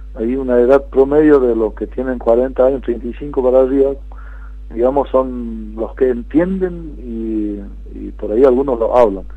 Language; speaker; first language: Spanish; non-native, local second language; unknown